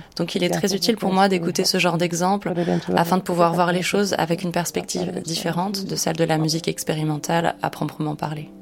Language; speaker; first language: French; native; French